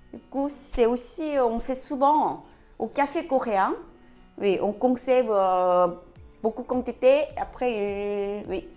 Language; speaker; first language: French; non-native, learner; Korean